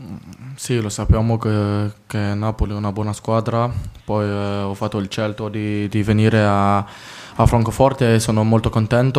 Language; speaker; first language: Italian; non-native, fluent; French